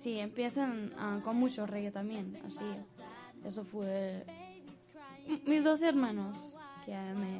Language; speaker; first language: Spanish; non-native, learner; English